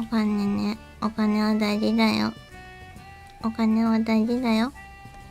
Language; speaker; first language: Japanese; native; Japanese